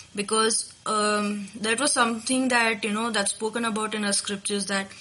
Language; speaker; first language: English; non-native, local second language; Telugu